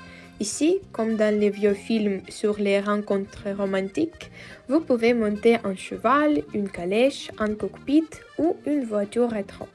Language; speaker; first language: French; non-native, learner; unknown